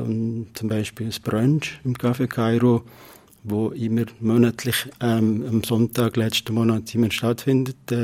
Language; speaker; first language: German; non-native, fluent; Kurdish